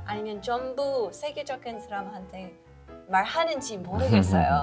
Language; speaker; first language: Korean; non-native, fluent; English